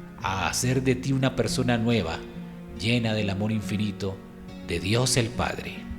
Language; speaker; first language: Spanish; native; Spanish